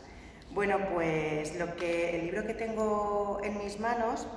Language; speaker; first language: Spanish; native; Spanish